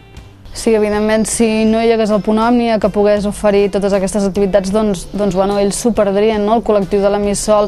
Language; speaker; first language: Catalan; native; Catalan